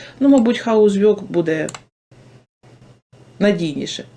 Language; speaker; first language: Ukrainian; native; Ukrainian